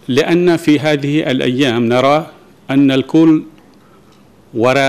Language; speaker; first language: Arabic; non-native, fluent; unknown